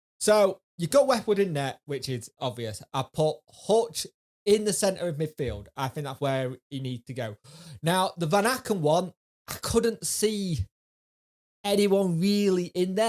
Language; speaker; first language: English; native; English